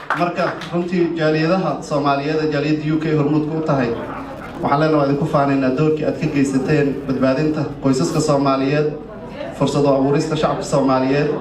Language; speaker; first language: Somali; native; Somali